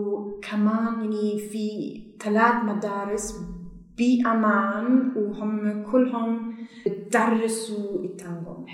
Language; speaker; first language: Arabic; non-native, learner; German